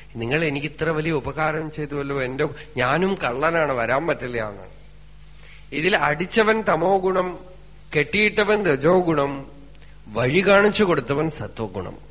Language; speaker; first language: Malayalam; non-native, local second language; Tamil